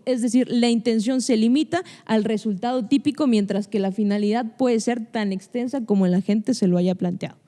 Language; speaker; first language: Spanish; native; Spanish